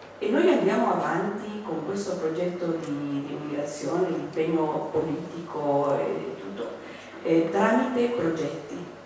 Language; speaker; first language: Italian; non-native, fluent; Spanish